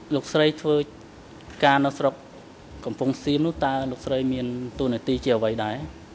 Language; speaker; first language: Khmer; native; Khmer